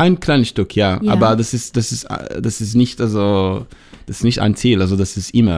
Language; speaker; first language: German; non-native, learner; Hebrew